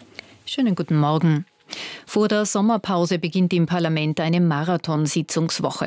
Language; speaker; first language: German; native; German